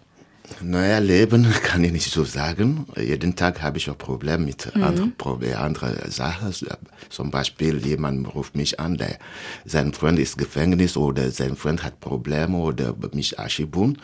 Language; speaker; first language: German; non-native, learner; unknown